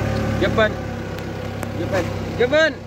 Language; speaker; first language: Arabic; non-native, learner; Filipino